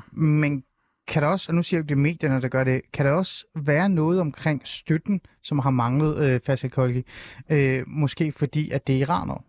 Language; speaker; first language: Danish; early bilingual, other home language; Persian